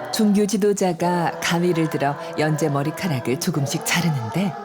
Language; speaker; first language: Korean; native; Korean